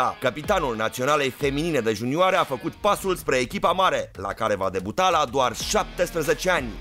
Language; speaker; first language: Romanian; native; Romanian